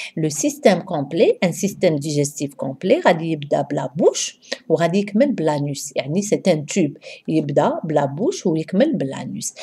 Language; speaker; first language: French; non-native, local second language; Arabic